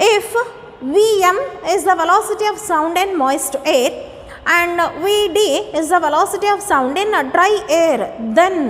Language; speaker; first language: English; non-native, local second language; Kannada